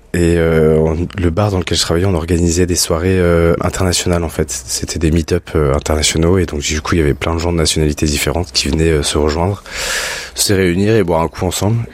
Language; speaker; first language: French; native; French